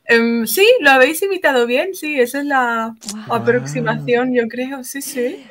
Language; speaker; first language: Spanish; native; Spanish